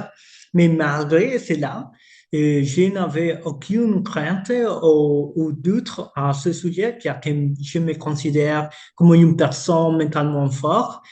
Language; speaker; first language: French; non-native, fluent; Spanish